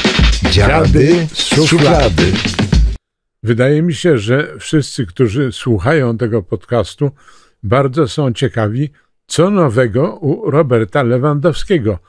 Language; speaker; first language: Polish; native; Polish